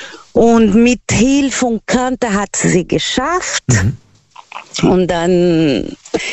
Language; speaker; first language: German; non-native, fluent; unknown